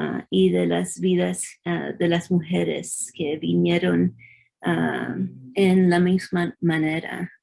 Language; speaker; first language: Spanish; early bilingual, heritage; English